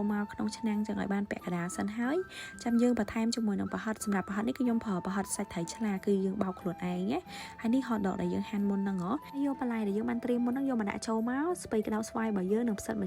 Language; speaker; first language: Khmer; native; Khmer